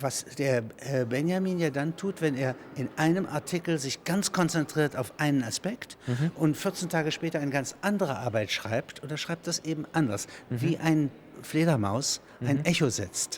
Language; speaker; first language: German; native; German